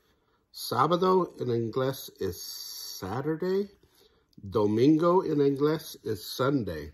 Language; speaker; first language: Spanish; non-native, learner; English